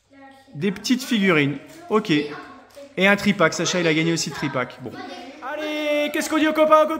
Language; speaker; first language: French; native; French